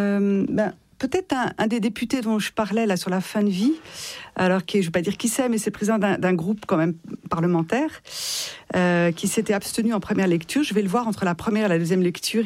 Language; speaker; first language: French; native; French